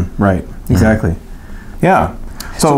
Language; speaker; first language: English; native; English